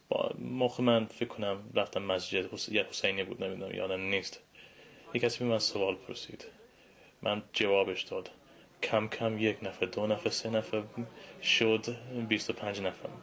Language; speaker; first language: Persian; non-native, fluent; English